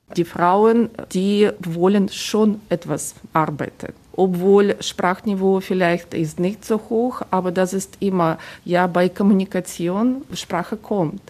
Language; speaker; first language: German; non-native, fluent; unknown